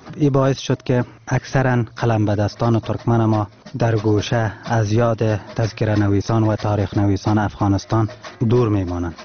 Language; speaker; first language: Persian; non-native, local second language; Turkmen